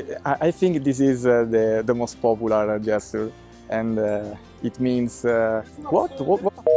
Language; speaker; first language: English; non-native, fluent; Italian